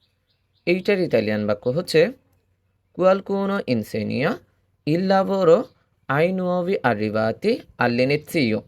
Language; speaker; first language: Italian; non-native, fluent; Bangla